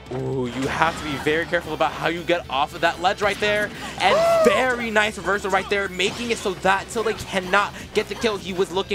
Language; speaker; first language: English; native; English